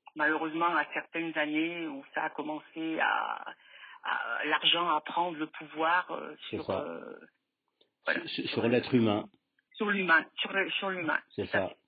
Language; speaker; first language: French; native; French